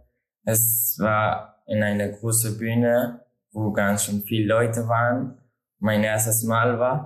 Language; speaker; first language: German; non-native, learner; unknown